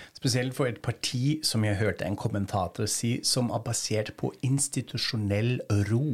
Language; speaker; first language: Norwegian; non-native, fluent; German